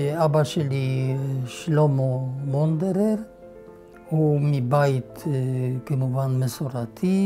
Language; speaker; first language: Hebrew; non-native, fluent; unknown